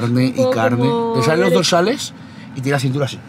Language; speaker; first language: Spanish; native; Spanish